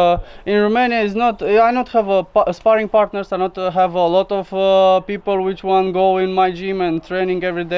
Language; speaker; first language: English; non-native, learner; Romanian